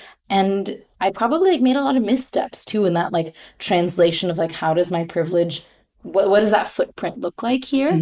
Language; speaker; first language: English; non-native, local second language; Hindi